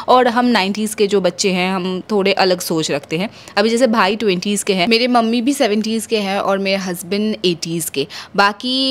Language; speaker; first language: Hindi; non-native, local second language; Bangla